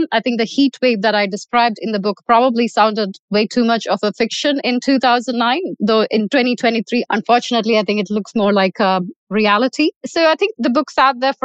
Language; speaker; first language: English; non-native, local second language; Malayalam